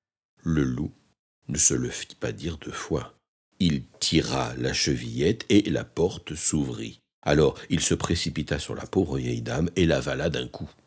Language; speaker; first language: French; native; French